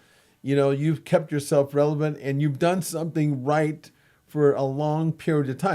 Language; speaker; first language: English; native; English